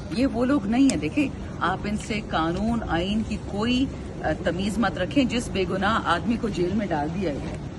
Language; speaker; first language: Urdu; non-native, local second language; Pashto